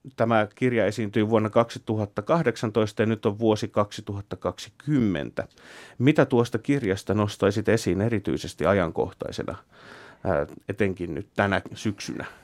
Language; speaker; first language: Finnish; native; Finnish